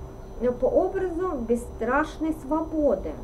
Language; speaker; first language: Russian; native; Russian